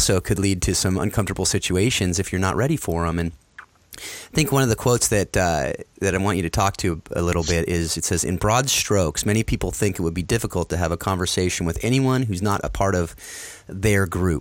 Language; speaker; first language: English; native; English